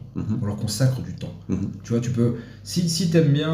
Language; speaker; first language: French; native; French